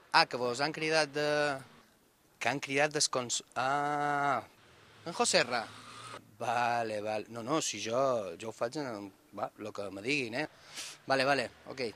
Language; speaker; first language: Catalan; native; Catalan